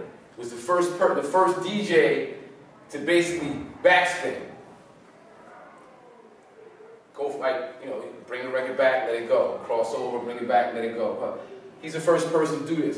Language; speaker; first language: English; native; English